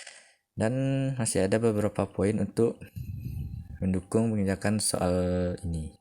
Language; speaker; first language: Indonesian; native; Indonesian